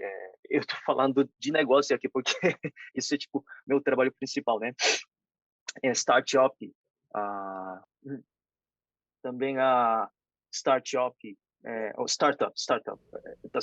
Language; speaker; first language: Portuguese; non-native, fluent; Korean